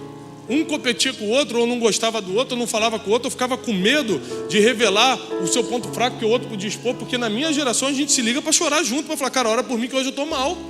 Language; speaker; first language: Portuguese; native; Portuguese